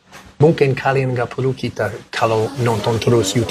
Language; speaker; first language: Indonesian; non-native, learner; English